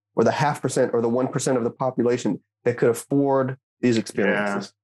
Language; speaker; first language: English; native; English